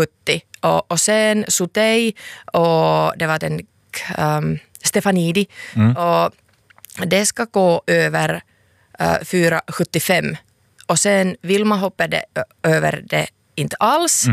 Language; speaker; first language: Swedish; non-native, local second language; Finnish